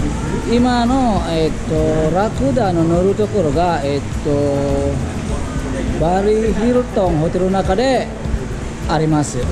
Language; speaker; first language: Japanese; non-native, fluent; Indonesian